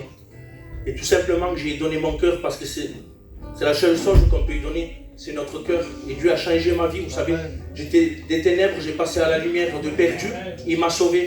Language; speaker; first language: French; native; French